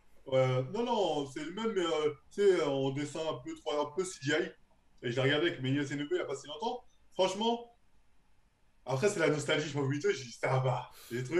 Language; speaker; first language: French; native; French